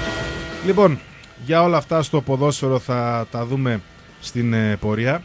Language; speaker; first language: Greek; native; Greek